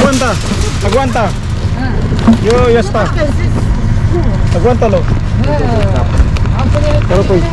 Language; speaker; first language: Spanish; non-native, learner; Filipino